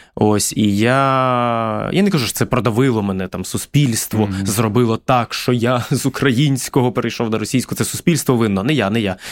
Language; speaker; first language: Ukrainian; native; Ukrainian